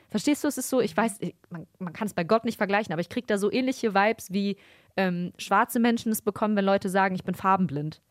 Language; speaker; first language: German; early bilingual, other home language; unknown